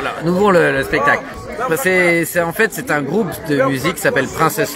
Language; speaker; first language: French; native; French